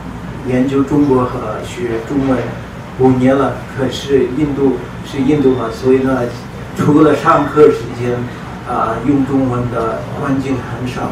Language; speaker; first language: Chinese; non-native, learner; Tibetan